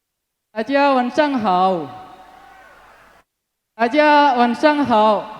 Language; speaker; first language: Chinese; non-native, fluent; Indonesian